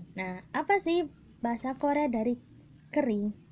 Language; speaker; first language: Indonesian; native; Indonesian